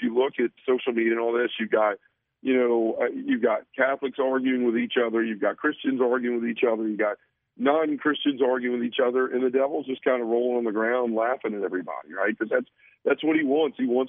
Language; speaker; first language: English; native; English